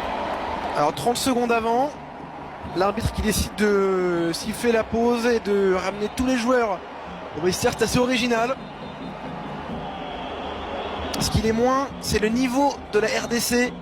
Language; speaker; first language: French; native; French